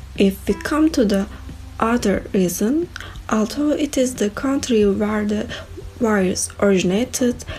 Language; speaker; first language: English; non-native, learner; Turkish